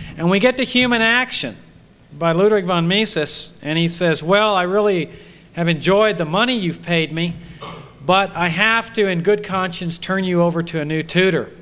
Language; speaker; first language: English; native; English